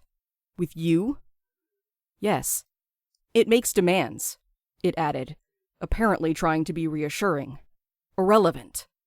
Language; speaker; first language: English; native; English